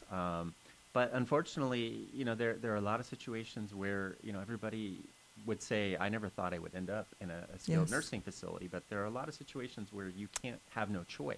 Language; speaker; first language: English; native; English